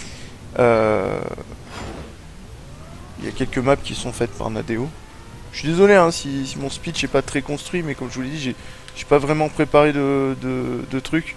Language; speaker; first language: French; native; French